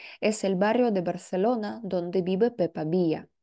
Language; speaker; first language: Spanish; non-native, fluent; Russian